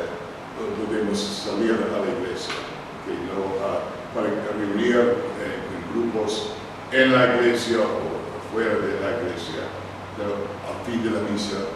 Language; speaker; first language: Spanish; non-native, learner; English